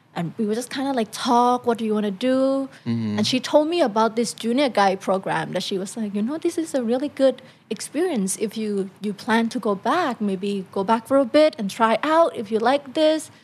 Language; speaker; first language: English; non-native, fluent; Thai